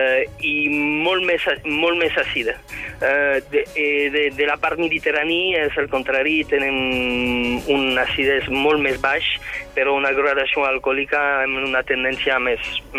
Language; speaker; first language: Catalan; non-native, fluent; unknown